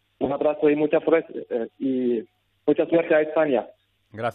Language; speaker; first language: Spanish; non-native, learner; Arabic